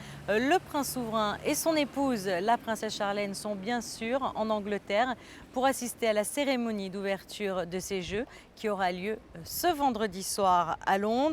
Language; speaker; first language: French; native; French